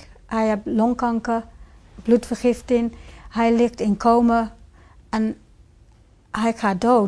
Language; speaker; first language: Dutch; non-native, fluent; English